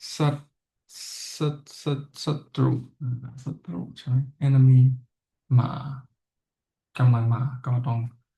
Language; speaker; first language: Thai; non-native, learner; English